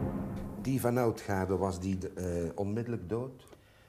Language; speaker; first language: Dutch; native; Dutch